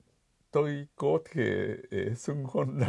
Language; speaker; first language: Vietnamese; non-native, fluent; Japanese